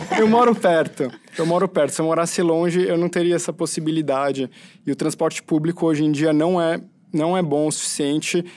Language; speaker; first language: Portuguese; native; Portuguese